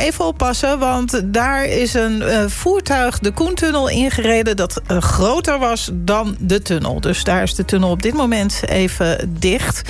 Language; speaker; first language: Dutch; native; Dutch